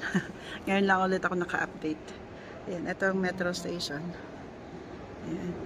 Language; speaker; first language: Filipino; native; Filipino